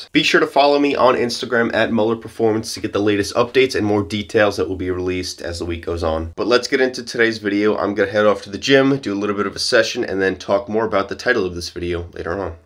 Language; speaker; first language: English; native; English